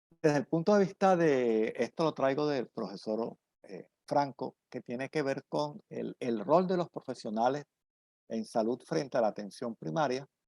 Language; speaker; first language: Spanish; native; Spanish